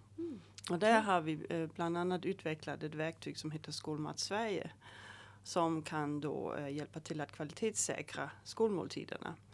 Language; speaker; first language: Swedish; native; Swedish